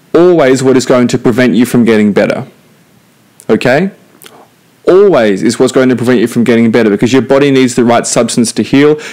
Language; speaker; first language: English; native; English